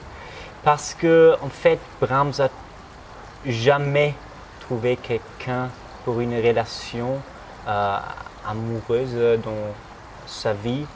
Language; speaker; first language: French; non-native, fluent; German